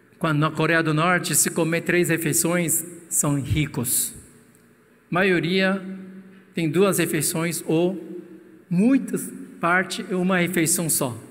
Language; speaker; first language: Portuguese; non-native, fluent; Korean